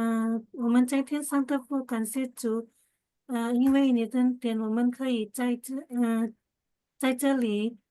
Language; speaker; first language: Chinese; non-native, learner; Indonesian